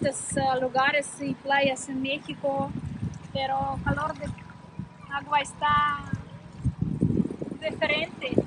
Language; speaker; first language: Spanish; non-native, learner; Russian